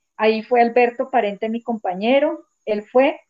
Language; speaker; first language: Spanish; native; Spanish